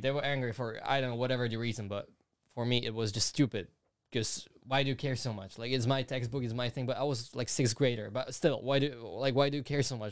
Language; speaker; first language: English; non-native, fluent; Slovak